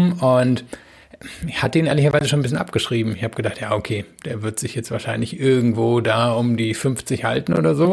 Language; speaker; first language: German; native; German